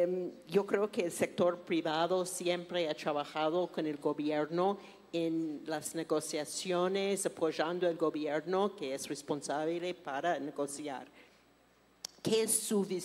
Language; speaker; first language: Spanish; non-native, fluent; English